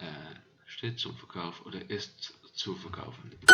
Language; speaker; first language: German; non-native, learner; Dutch